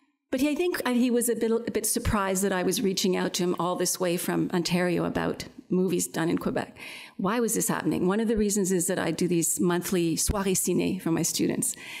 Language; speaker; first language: English; native; English